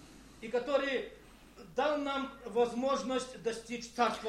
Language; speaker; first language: Polish; non-native, learner; Russian